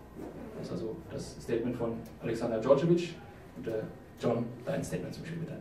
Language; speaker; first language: German; native; German